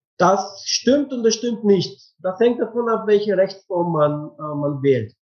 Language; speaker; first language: German; non-native, fluent; Bulgarian